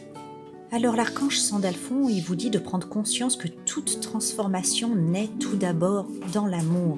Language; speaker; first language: French; native; French